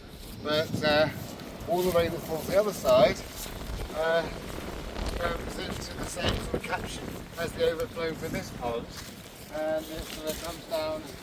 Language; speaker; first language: English; native; English